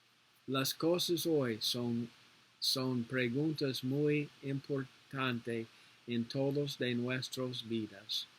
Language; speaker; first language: Spanish; non-native, learner; English